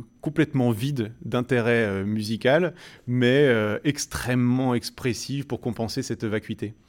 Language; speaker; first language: French; native; French